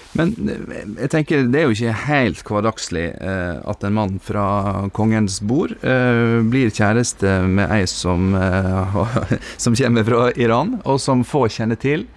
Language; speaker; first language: Norwegian; native; Norwegian